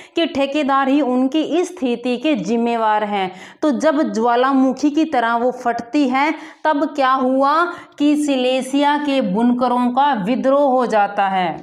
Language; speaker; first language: Hindi; native; Hindi